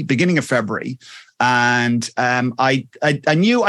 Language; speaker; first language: English; native; English